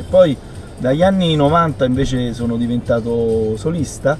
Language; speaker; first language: Italian; native; Italian